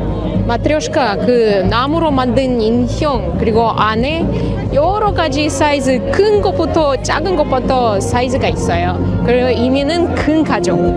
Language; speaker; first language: Korean; non-native, learner; Russian